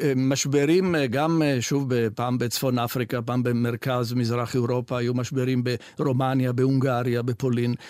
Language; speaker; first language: Hebrew; non-native, fluent; Italian